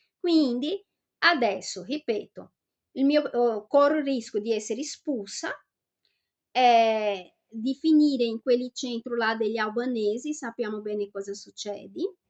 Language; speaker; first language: Italian; non-native, fluent; Portuguese